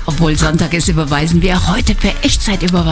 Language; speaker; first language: German; native; German